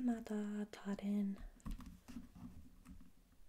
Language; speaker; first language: Korean; non-native, fluent; English